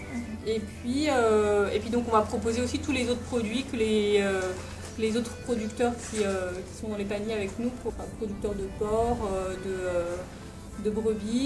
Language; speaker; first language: French; native; French